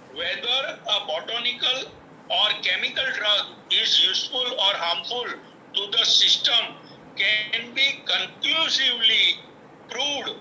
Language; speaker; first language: English; non-native, local second language; Gujarati